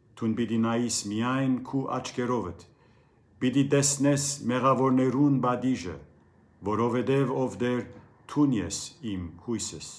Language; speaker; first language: Armenian; early bilingual, heritage; Armenian